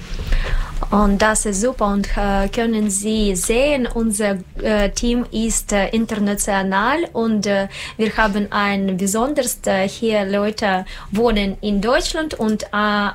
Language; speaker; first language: German; non-native, learner; Russian